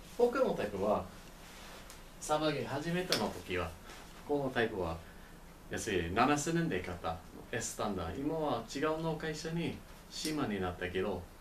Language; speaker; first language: Japanese; non-native, learner; English